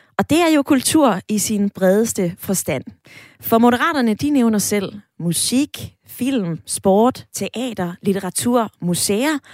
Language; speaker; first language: Danish; native; Danish